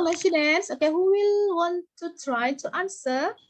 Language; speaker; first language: English; non-native, learner; Indonesian